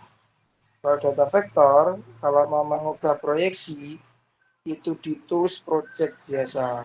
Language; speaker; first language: Indonesian; non-native, local second language; Javanese